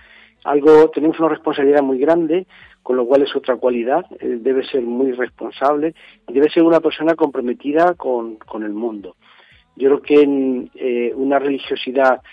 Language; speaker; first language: Spanish; native; Spanish